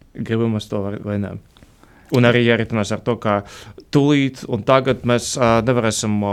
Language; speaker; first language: Latvian; non-native, fluent; Russian